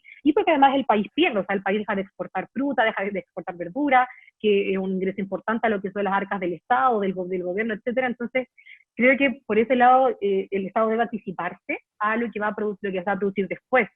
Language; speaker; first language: Spanish; native; Spanish